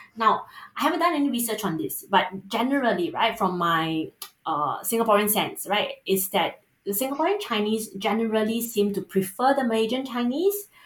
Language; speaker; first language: English; native; English